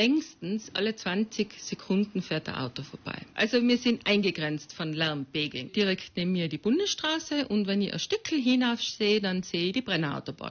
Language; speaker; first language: German; native; German